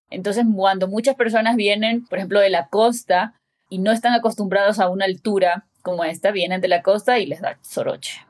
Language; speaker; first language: Spanish; native; Spanish